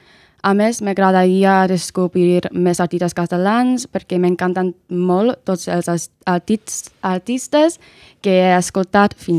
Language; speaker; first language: Catalan; non-native, learner; English